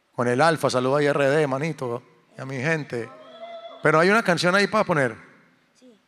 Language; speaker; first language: Spanish; native; Spanish